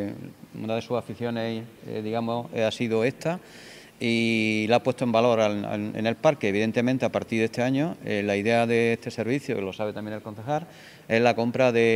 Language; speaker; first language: Spanish; native; Spanish